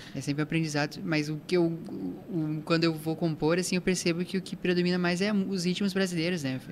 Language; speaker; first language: Portuguese; native; Portuguese